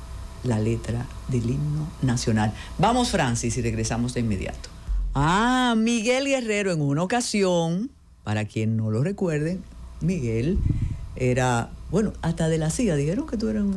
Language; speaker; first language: Spanish; native; Spanish